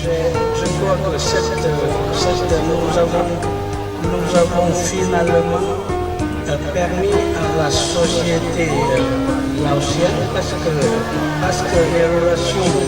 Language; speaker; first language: French; non-native, local second language; Lao